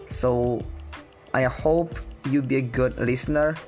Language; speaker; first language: English; non-native, learner; Indonesian